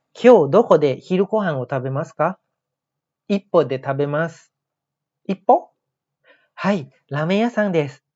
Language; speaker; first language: Japanese; non-native, fluent; Thai